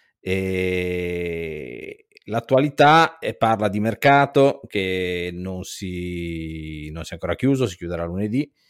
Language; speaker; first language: Italian; native; Italian